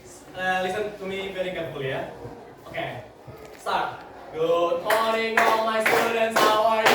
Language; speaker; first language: English; non-native, learner; Indonesian